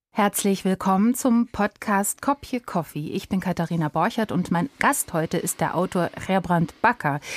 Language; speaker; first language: German; native; German